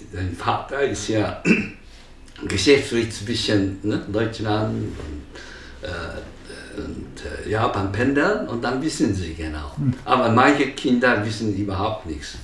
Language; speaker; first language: German; non-native, fluent; Japanese